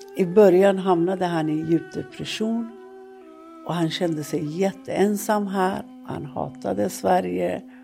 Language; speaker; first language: Swedish; non-native, fluent; Persian